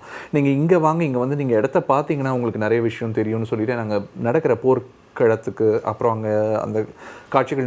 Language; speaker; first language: Tamil; native; Tamil